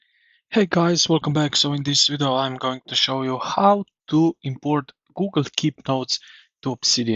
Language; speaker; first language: English; non-native, fluent; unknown